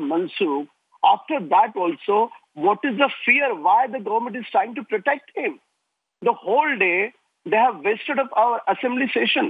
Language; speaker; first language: English; non-native, local second language; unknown